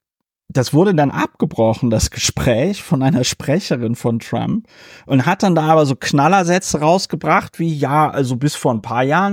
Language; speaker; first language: German; native; German